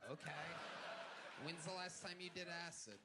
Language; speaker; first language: English; native; English